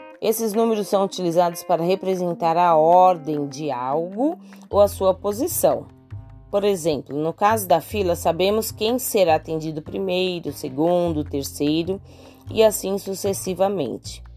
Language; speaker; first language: Portuguese; native; Portuguese